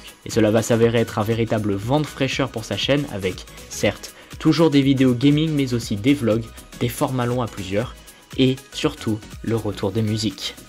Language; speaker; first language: French; native; French